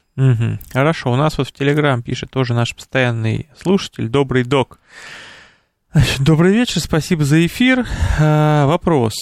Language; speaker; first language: Russian; native; Russian